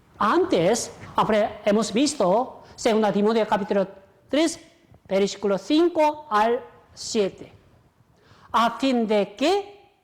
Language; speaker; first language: Spanish; non-native, fluent; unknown